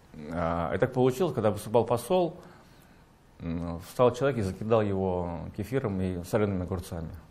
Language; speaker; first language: Russian; native; Russian